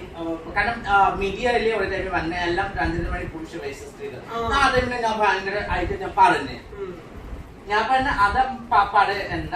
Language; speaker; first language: Malayalam; non-native, learner; Assamese